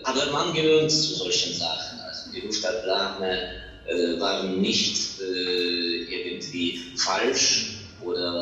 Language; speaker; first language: German; non-native, fluent; Ukrainian